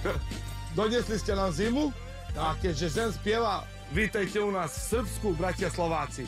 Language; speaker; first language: Slovak; early bilingual, heritage; Slovak